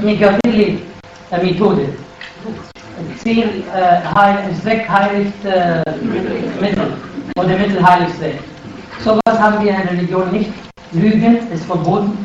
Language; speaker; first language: German; non-native, fluent; Arabic